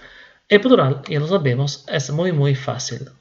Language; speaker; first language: Spanish; non-native, fluent; Italian